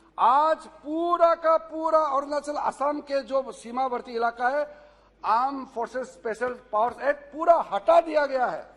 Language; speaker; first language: Hindi; non-native, local second language; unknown